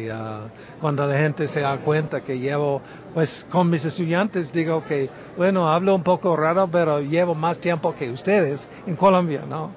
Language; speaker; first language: Spanish; non-native, fluent; English